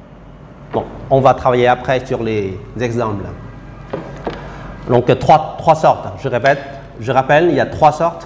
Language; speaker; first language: French; non-native, fluent; Vietnamese